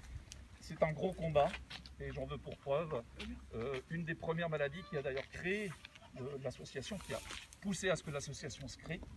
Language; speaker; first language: French; native; French